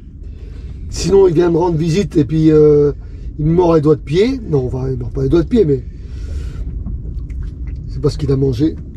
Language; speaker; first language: French; native; French